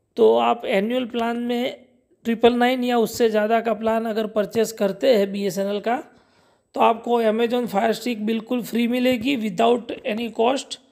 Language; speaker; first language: Hindi; non-native, local second language; Gujarati